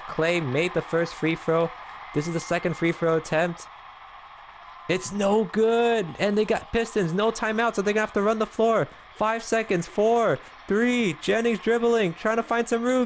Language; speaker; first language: English; native; English